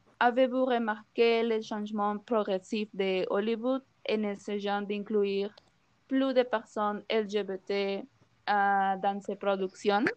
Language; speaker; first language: French; non-native, learner; Spanish